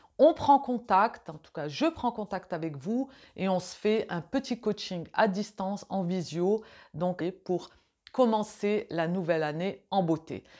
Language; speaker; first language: French; native; French